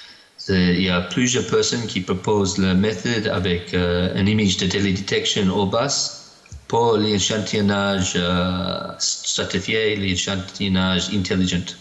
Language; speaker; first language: French; non-native, learner; English